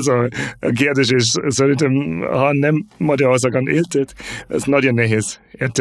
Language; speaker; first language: Hungarian; non-native, fluent; German